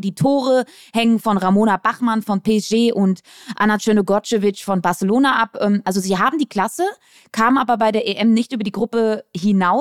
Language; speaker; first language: German; native; German